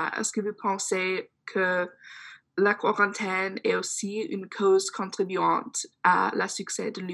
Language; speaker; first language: French; non-native, fluent; English